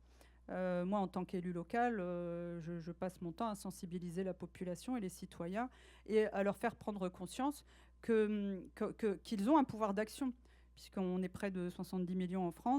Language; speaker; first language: French; native; French